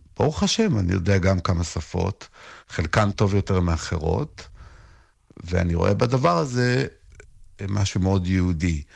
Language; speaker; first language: Hebrew; native; Hebrew